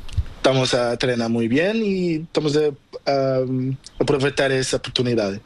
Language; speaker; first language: Spanish; non-native, learner; Portuguese